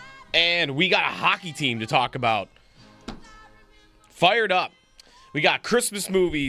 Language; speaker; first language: English; native; English